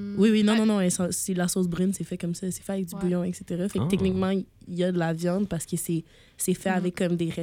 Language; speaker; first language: French; native; French